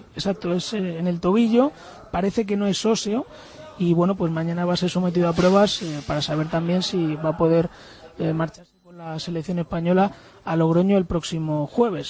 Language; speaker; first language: Spanish; native; Spanish